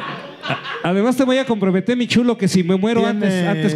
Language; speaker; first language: Spanish; native; Spanish